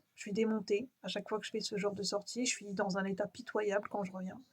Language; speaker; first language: French; native; French